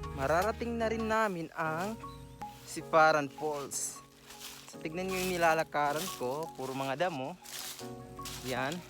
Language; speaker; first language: Filipino; non-native, local second language; Maguindanaon